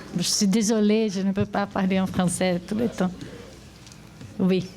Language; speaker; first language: French; non-native, learner; Portuguese